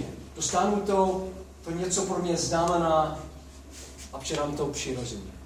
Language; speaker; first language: Czech; non-native, fluent; English